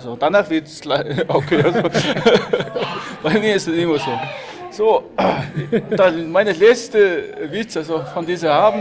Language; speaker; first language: German; non-native, fluent; Mongolian